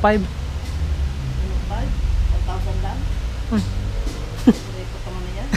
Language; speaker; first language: Filipino; native; Filipino